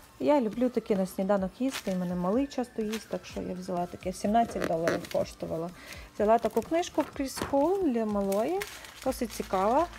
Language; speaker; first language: Ukrainian; non-native, local second language; Russian